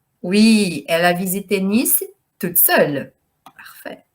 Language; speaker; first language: French; non-native, fluent; Portuguese